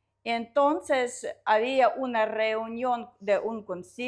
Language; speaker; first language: Spanish; non-native, learner; Russian